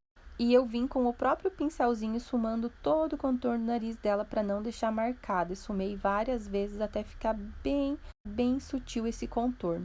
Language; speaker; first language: Portuguese; native; Portuguese